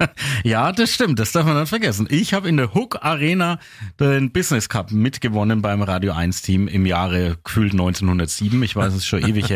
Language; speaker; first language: German; native; German